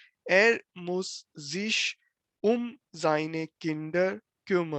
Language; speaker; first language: German; non-native, fluent; Urdu